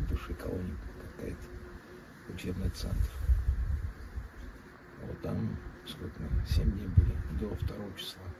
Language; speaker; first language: Russian; native; Russian